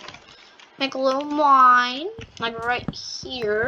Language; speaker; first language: English; native; English